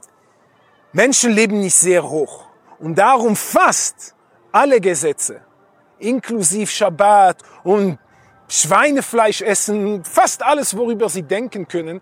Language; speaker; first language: German; non-native, fluent; Hebrew